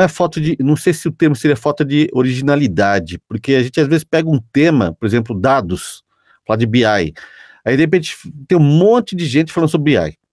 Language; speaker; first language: Portuguese; native; Portuguese